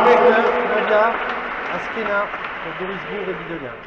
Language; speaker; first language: French; native; French